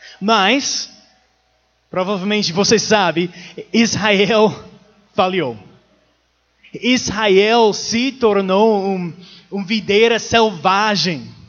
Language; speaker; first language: Portuguese; non-native, learner; English